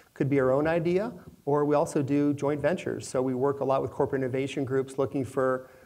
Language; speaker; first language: English; native; English